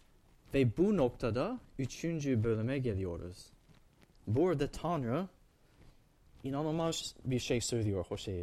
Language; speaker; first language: Turkish; non-native, fluent; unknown